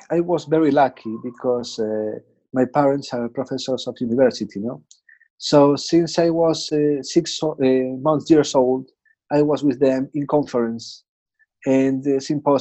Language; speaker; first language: English; non-native, fluent; Spanish